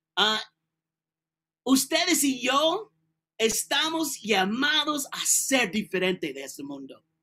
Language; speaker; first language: Spanish; non-native, learner; English